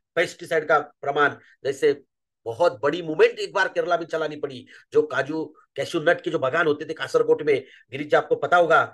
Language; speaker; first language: Hindi; non-native, local second language; Marathi